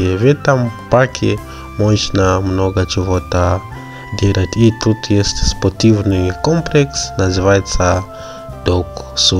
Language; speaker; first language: Russian; non-native, learner; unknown